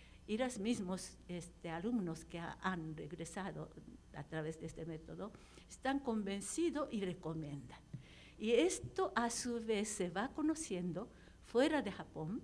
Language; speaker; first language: Spanish; non-native, fluent; Japanese